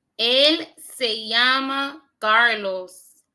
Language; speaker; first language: Spanish; non-native, learner; English